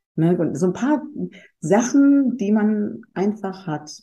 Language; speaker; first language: German; native; German